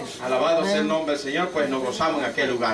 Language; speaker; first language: Spanish; native; Spanish